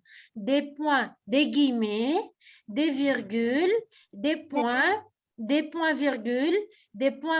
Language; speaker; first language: French; native; French